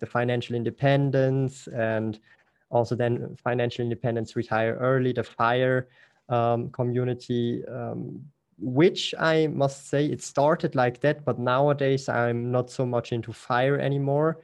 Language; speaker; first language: English; non-native, fluent; Swiss German